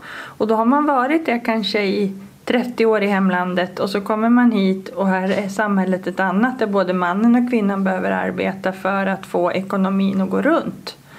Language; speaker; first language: Swedish; native; Swedish